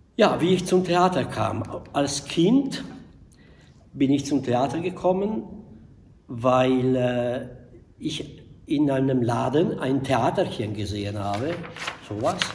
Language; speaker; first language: German; non-native, fluent; Italian